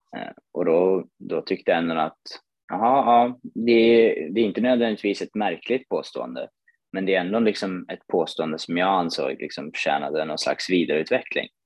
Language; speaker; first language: Swedish; early bilingual, other home language; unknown